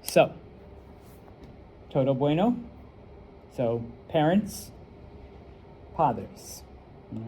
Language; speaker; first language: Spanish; non-native, fluent; English